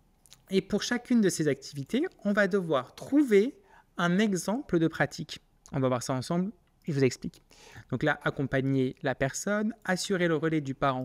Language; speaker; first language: French; native; French